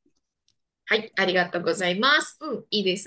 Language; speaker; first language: Japanese; non-native, fluent; Indonesian